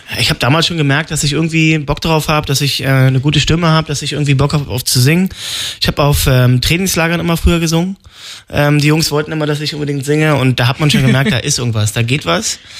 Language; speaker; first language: German; native; German